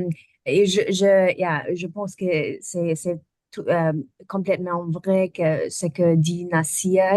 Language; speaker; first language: French; non-native, learner; German